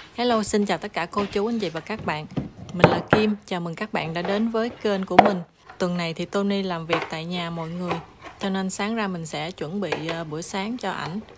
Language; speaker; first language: Vietnamese; native; Vietnamese